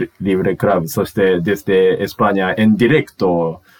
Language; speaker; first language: Spanish; non-native, learner; Japanese